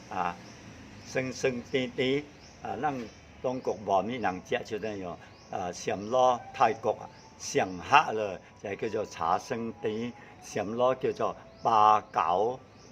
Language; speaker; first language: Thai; non-native, fluent; Chinese